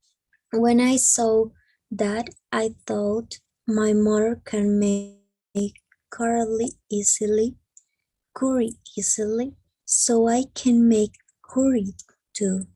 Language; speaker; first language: English; non-native, learner; Spanish